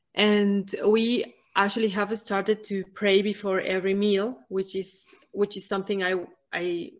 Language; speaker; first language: English; non-native, fluent; Spanish